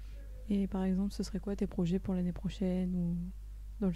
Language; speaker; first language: French; native; French